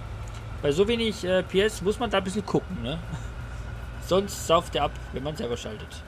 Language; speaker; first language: German; native; German